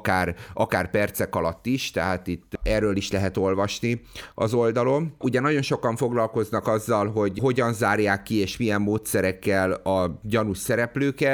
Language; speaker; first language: Hungarian; native; Hungarian